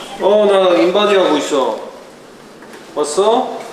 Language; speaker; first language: Korean; early bilingual, heritage; Korean